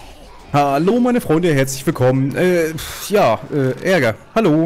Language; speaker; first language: German; native; German